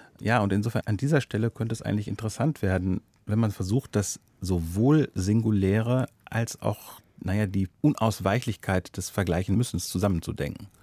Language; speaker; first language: German; native; German